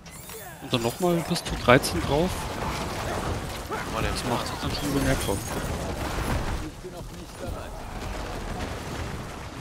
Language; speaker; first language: German; native; German